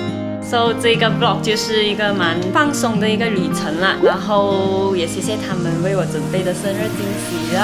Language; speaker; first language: Chinese; native; Chinese